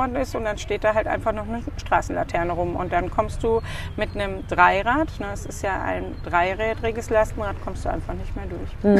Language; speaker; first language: German; native; German